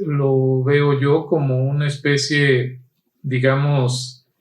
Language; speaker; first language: Spanish; native; Spanish